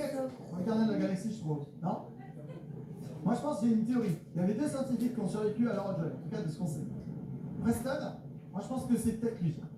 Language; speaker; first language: French; native; French